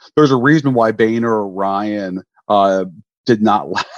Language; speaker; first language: English; native; English